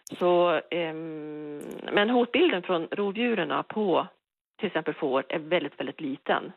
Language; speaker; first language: Swedish; native; Swedish